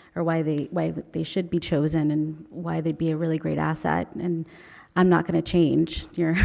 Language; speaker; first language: English; native; English